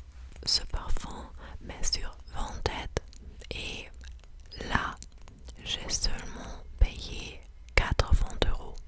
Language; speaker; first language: French; non-native, fluent; English